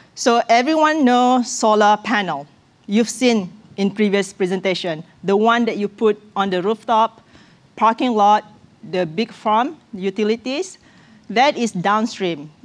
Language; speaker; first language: English; non-native, local second language; Malay